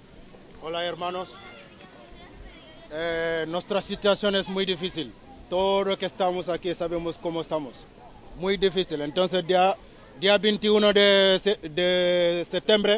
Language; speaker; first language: Spanish; non-native, learner; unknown